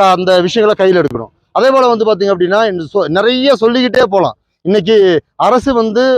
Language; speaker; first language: Tamil; native; Tamil